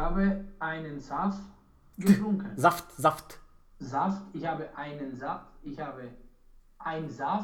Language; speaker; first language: German; non-native, learner; Romanian